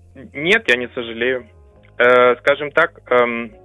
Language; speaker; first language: Russian; non-native, local second language; German